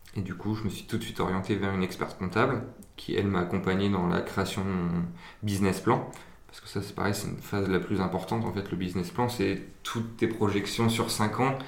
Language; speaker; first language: French; native; French